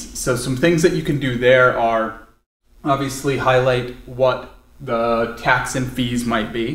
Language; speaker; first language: English; native; English